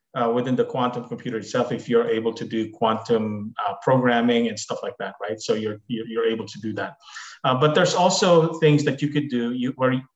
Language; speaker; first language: English; non-native, local second language; Filipino